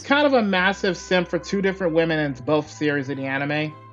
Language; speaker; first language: English; native; English